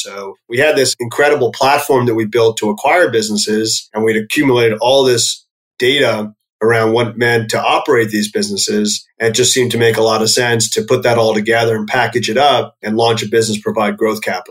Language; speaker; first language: English; native; English